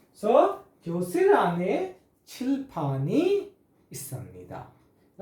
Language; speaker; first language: Korean; non-native, fluent; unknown